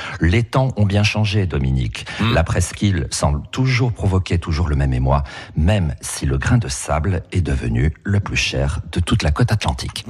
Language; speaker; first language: French; native; French